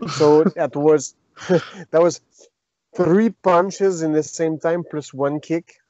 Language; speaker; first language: English; non-native, fluent; French